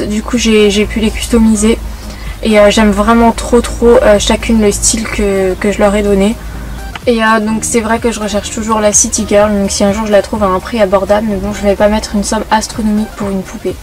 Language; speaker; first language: French; native; French